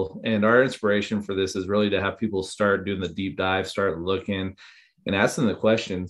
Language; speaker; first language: English; native; English